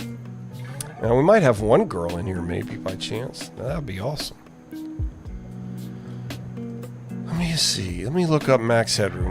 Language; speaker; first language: English; native; English